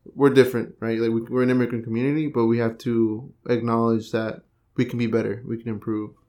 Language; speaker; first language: English; native; English